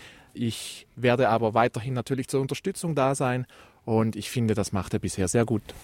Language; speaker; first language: German; native; German